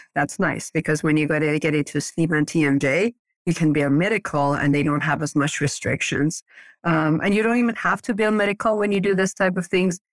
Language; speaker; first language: English; early bilingual, other home language; Persian